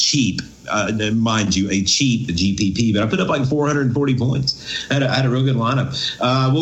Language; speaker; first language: English; native; English